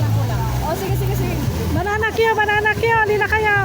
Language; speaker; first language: Filipino; non-native, local second language; Cebuano